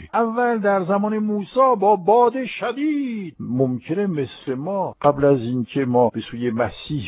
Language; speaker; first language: Persian; non-native, fluent; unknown